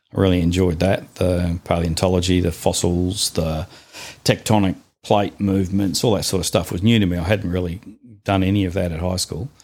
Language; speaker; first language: English; native; English